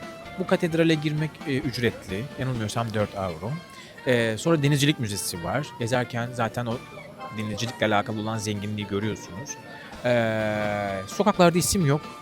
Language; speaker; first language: Turkish; native; Turkish